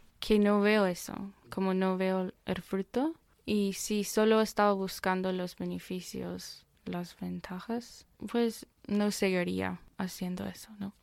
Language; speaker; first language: Spanish; non-native, fluent; English